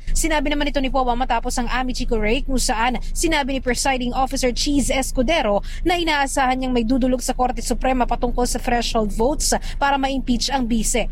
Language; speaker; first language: Filipino; native; Filipino